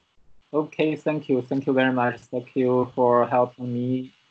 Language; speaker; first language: English; non-native, learner; Chinese